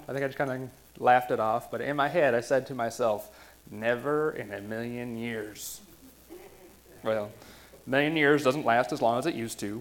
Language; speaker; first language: English; native; English